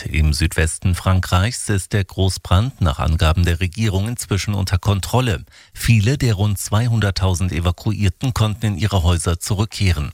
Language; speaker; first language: German; native; German